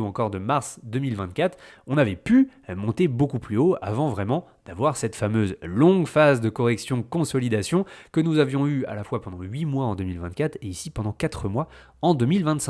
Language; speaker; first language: French; native; French